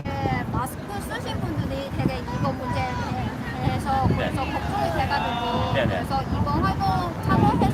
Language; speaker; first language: Korean; non-native, learner; Cantonese